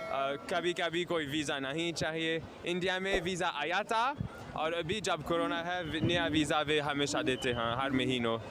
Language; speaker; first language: Hindi; non-native, learner; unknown